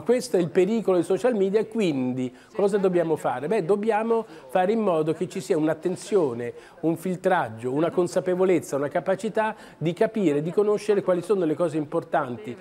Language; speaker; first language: Italian; native; Italian